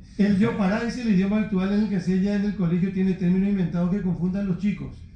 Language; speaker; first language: Spanish; native; Spanish